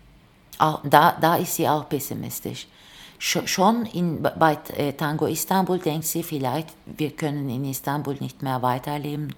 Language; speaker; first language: German; non-native, fluent; Turkish